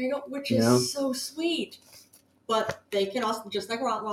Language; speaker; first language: English; native; English